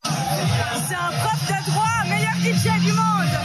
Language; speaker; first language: French; native; French